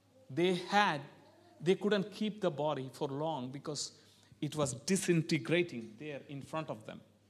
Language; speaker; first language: English; non-native, local second language; Malayalam